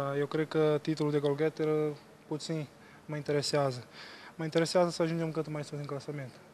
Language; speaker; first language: Romanian; non-native, fluent; Portuguese